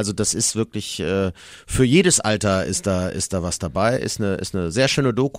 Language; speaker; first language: German; native; German